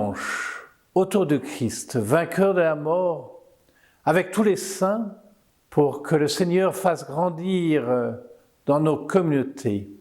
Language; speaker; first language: French; native; French